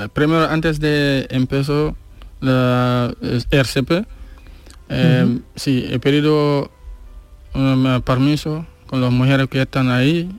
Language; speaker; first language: Spanish; non-native, learner; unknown